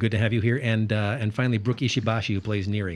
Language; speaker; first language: English; native; English